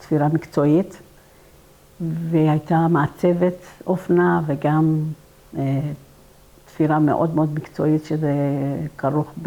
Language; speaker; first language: Hebrew; non-native, fluent; Persian